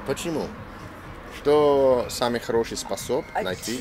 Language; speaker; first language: Russian; non-native, learner; English